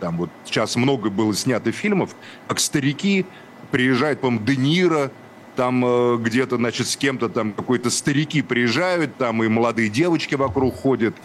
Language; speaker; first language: Russian; native; Russian